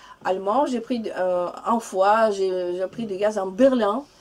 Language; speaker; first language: French; non-native, learner; Russian